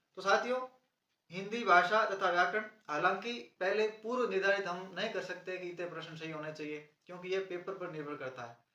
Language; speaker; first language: Hindi; native; Hindi